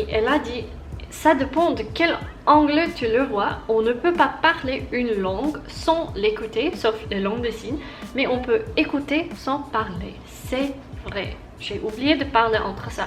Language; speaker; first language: French; non-native, learner; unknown